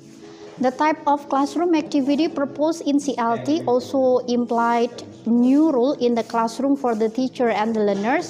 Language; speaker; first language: English; non-native, fluent; Indonesian